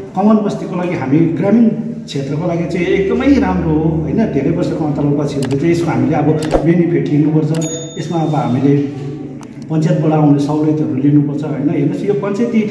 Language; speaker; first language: Nepali; native; Nepali